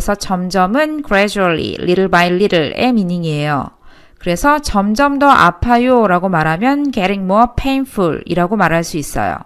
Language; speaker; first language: Korean; native; Korean